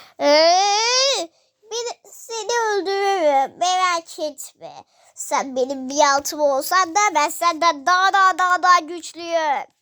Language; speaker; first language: Turkish; native; Turkish